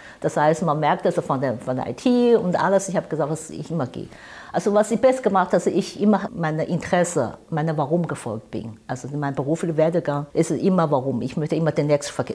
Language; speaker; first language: German; non-native, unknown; Chinese